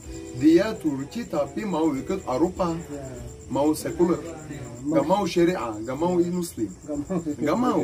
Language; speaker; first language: Indonesian; non-native, learner; Kurdish